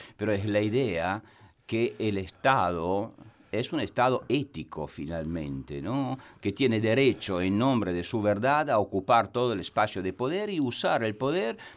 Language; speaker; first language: Spanish; non-native, fluent; Italian